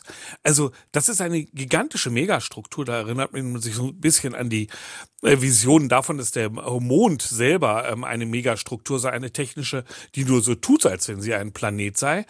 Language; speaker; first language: German; native; German